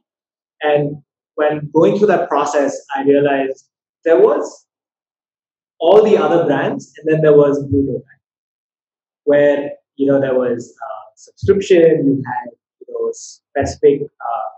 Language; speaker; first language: English; non-native, local second language; Tamil